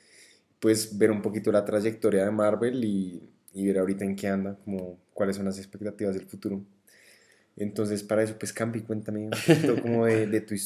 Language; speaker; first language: Spanish; native; Spanish